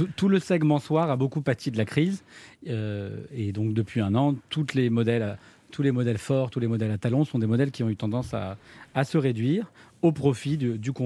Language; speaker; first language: French; native; French